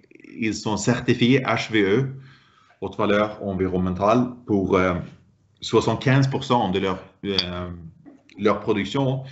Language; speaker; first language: French; non-native, fluent; Swedish